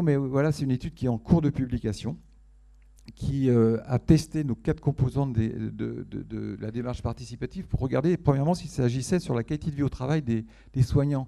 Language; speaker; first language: French; native; French